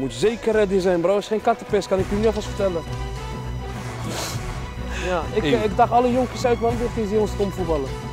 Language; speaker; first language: Dutch; native; Dutch